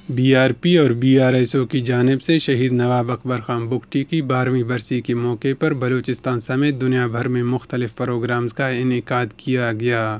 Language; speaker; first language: Urdu; non-native, local second language; Baluchi